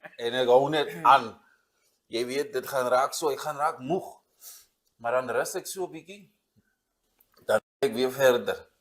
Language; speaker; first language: Afrikaans; non-native, local second language; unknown